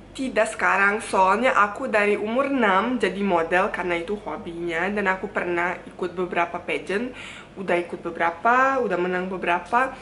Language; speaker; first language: Indonesian; non-native, fluent; Bosnian